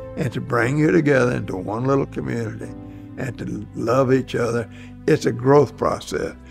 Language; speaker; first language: English; native; English